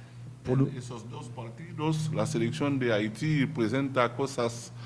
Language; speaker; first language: Spanish; non-native, learner; Haitian Creole